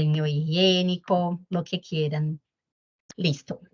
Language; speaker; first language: Spanish; non-native, fluent; Portuguese